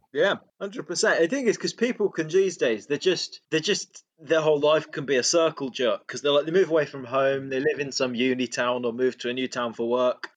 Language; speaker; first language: English; native; English